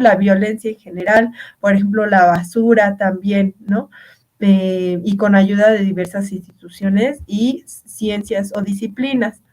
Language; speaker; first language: Spanish; native; Spanish